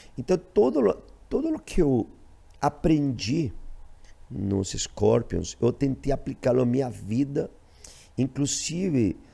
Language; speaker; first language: Portuguese; non-native, fluent; Spanish